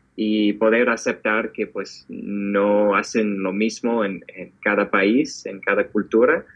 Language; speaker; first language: Spanish; non-native, fluent; English